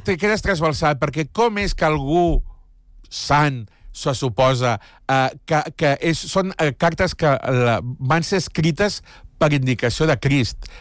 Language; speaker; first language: Catalan; native; Catalan